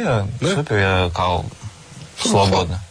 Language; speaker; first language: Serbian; non-native, learner; Russian